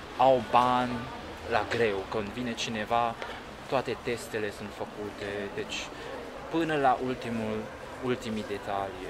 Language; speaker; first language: Romanian; non-native, fluent; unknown